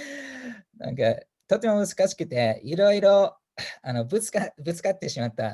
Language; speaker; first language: Japanese; non-native, fluent; English